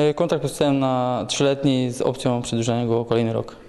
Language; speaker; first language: Polish; native; Polish